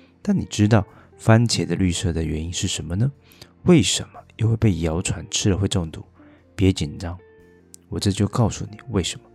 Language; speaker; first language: Chinese; native; Chinese